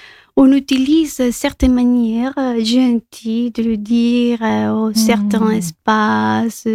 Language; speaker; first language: French; non-native, fluent; Spanish